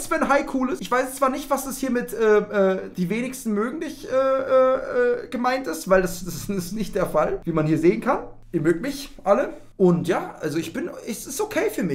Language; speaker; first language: German; native; German